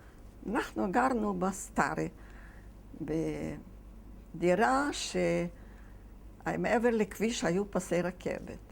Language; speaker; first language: Hebrew; non-native, fluent; Yiddish